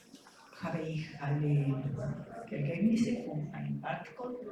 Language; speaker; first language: German; non-native, learner; Spanish